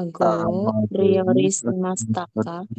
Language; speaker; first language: Japanese; non-native, learner; Indonesian